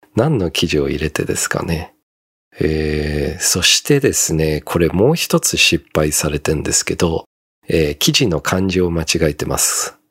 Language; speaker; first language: Japanese; native; Japanese